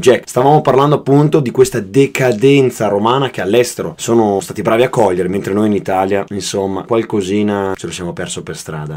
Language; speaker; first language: Italian; native; Italian